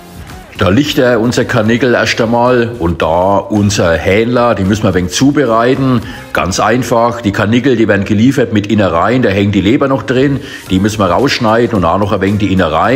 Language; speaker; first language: German; native; German